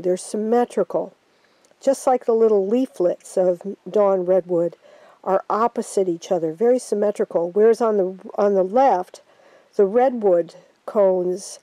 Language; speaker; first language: English; native; English